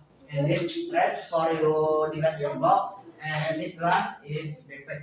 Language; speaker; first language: English; non-native, learner; Indonesian